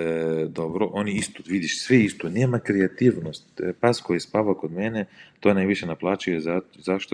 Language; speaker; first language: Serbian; non-native, learner; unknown